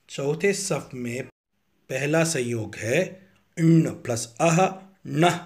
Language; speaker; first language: Hindi; non-native, local second language; Tamil